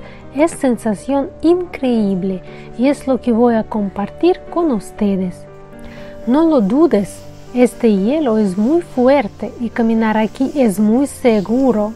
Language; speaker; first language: Spanish; non-native, fluent; Russian